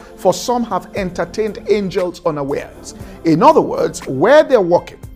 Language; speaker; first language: English; non-native, local second language; Yoruba